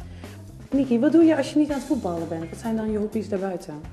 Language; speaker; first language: Dutch; native; Dutch